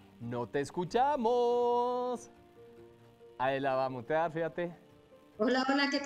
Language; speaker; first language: Spanish; native; Spanish